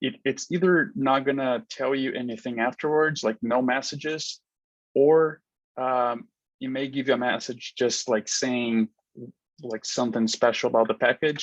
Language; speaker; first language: English; non-native, fluent; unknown